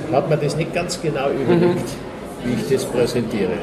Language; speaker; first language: German; native; German